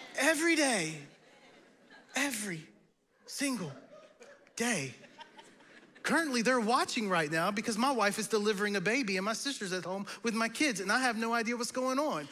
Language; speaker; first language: English; native; English